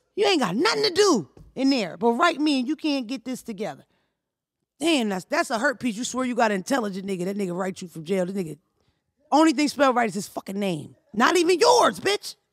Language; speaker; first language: English; native; English